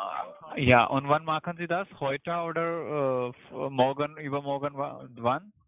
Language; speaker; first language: German; non-native, learner; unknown